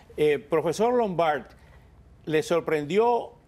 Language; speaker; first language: Spanish; non-native, fluent; French